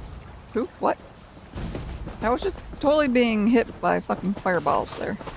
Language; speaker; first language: English; native; English